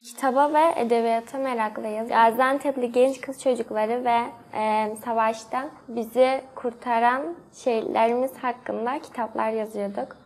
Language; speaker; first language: Turkish; native; Turkish